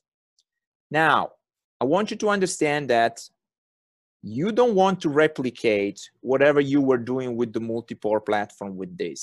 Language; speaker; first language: English; non-native, fluent; Italian